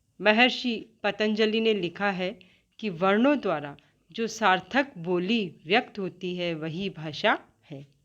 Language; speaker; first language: Hindi; native; Hindi